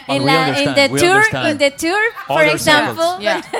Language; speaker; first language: English; non-native, learner; Spanish